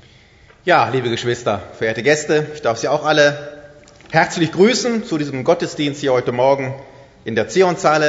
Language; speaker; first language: German; native; German